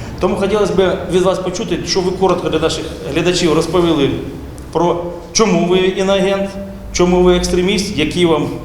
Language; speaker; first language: Ukrainian; native; Ukrainian